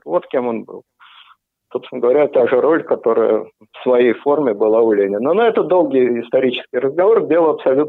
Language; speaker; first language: Russian; native; Russian